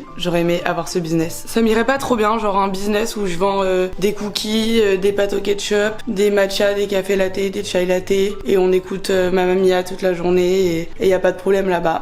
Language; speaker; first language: French; native; French